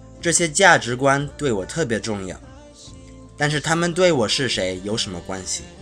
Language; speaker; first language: Chinese; early bilingual, heritage; Chinese